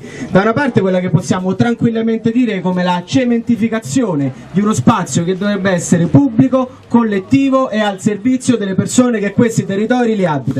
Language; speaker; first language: Italian; native; Italian